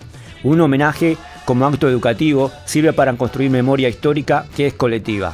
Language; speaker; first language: Spanish; native; Spanish